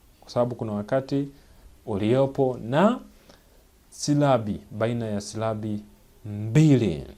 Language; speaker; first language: Swahili; native; Swahili